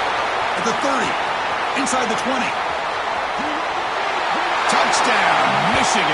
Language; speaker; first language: English; native; English